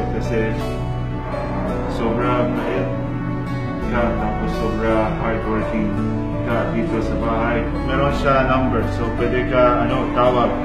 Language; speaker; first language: Filipino; non-native, learner; Arabic